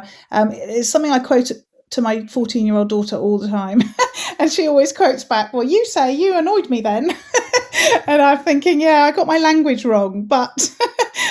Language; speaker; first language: English; native; English